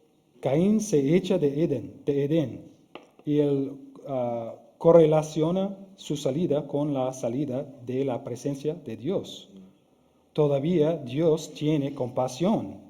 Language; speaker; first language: Spanish; non-native, fluent; English